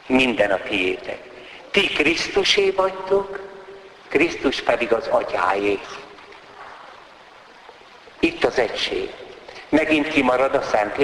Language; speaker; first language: Hungarian; native; Hungarian